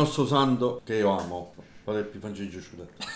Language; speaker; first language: Italian; native; Italian